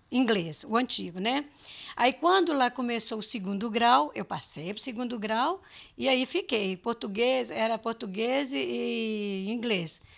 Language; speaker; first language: Portuguese; native; Portuguese